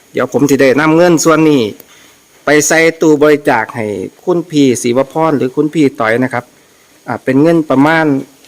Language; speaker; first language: Thai; native; Thai